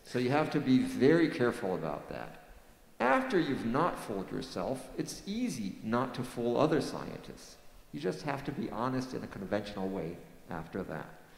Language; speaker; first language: English; non-native, fluent; Portuguese